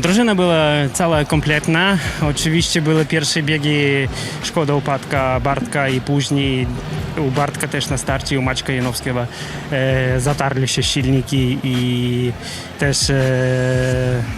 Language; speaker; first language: Polish; non-native, learner; Russian